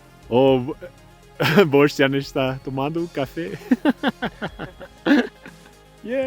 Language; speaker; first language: Spanish; non-native, learner; French